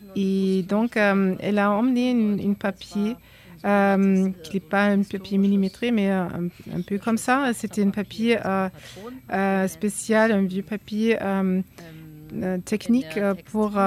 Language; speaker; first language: French; non-native, fluent; German